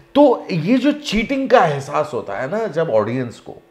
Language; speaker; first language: Hindi; native; Hindi